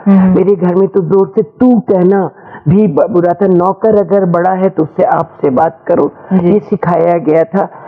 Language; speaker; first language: Hindi; native; Hindi